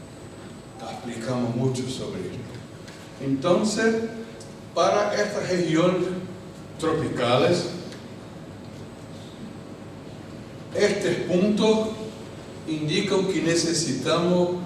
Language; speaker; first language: Spanish; non-native, fluent; Portuguese